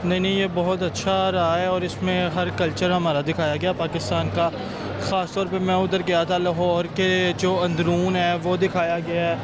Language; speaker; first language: Hindi; native; Hindi